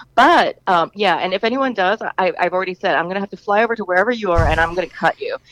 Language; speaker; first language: English; native; English